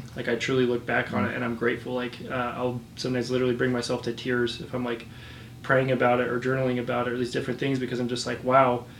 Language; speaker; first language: English; native; English